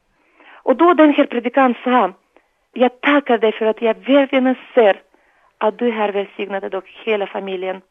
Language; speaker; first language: Swedish; non-native, learner; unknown